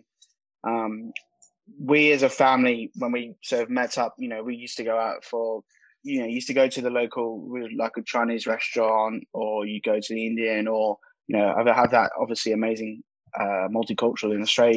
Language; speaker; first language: English; native; English